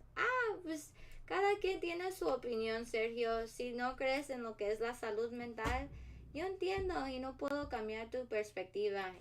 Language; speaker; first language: Spanish; early bilingual, heritage; Spanish